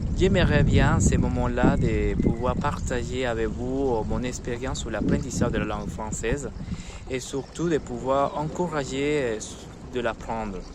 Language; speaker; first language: French; non-native, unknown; Spanish